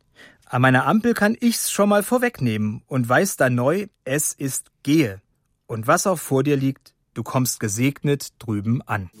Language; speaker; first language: German; native; German